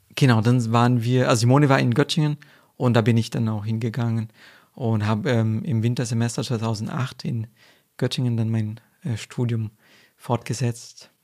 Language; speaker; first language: German; non-native, fluent; Portuguese